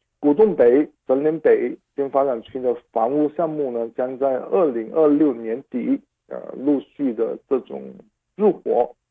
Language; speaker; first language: Chinese; non-native, local second language; Cantonese